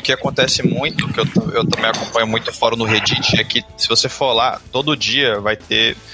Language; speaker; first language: Portuguese; native; Portuguese